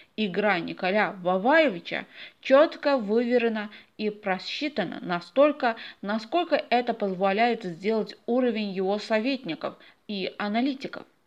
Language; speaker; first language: Russian; non-native, local second language; Azerbaijani